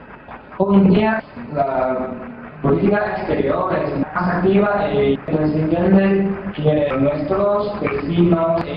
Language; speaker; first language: Spanish; non-native, fluent; Chinese